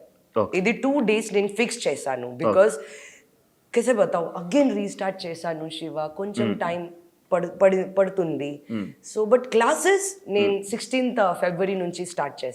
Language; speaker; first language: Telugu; non-native, local second language; Hindi